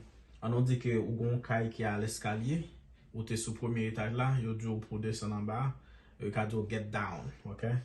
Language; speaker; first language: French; non-native, local second language; Haitian Creole